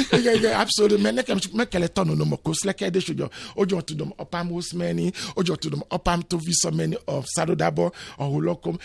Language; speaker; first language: Hungarian; non-native, fluent; Yoruba